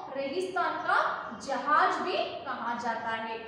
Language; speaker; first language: Hindi; non-native, local second language; Kannada